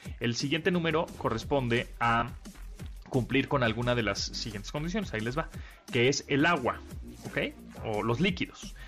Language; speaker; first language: Spanish; native; Spanish